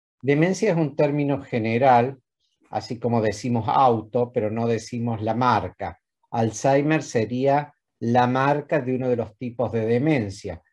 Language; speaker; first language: Spanish; native; Spanish